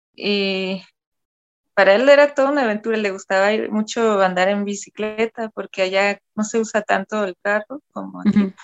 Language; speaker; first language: Spanish; non-native, fluent; German